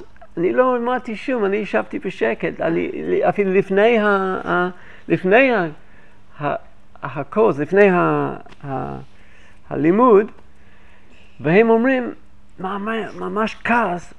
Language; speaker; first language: Hebrew; non-native, fluent; English